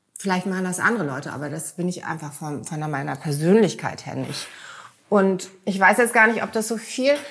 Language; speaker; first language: German; early bilingual, heritage; German